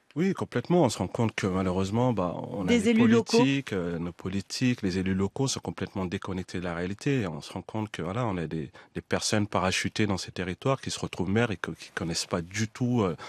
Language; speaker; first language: French; native; French